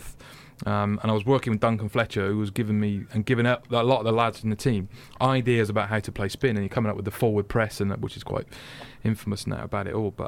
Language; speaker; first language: English; native; English